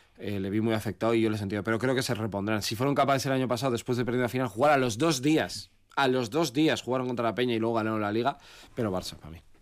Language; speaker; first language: Spanish; native; Spanish